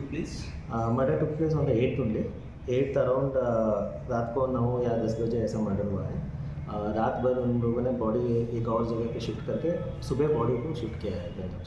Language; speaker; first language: Hindi; non-native, local second language; Bangla